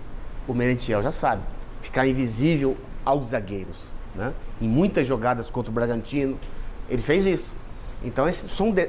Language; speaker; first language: Portuguese; native; Portuguese